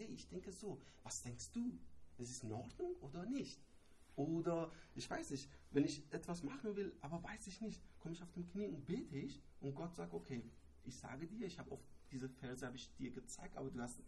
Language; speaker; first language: German; non-native, learner; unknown